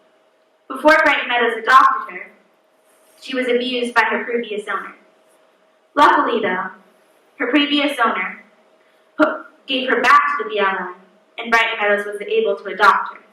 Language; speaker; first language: English; native; English